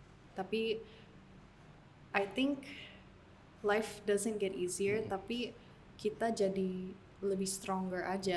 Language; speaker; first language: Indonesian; early bilingual, heritage; English